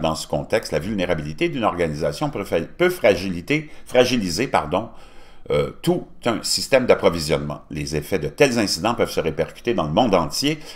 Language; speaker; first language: French; native; French